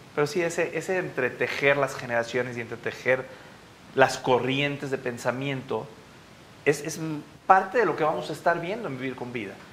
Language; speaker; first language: Spanish; native; Spanish